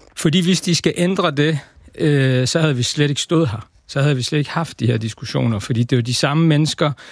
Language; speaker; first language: Danish; early bilingual, other home language; Persian